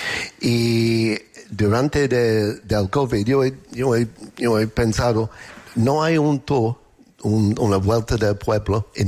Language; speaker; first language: Spanish; non-native, learner; English